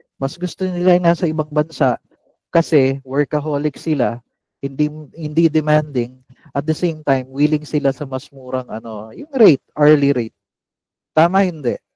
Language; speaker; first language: Filipino; non-native, local second language; Cebuano